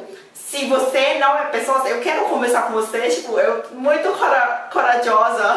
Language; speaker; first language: Portuguese; non-native, learner; Thai